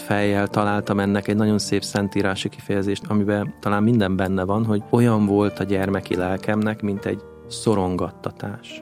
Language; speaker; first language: Hungarian; native; Hungarian